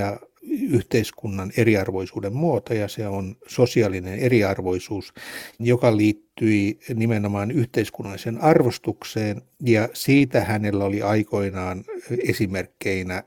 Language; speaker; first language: Finnish; native; Finnish